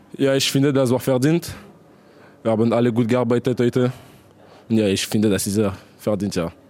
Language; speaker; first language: German; non-native, learner; French